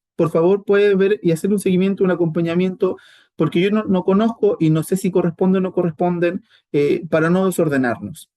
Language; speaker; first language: Spanish; native; Spanish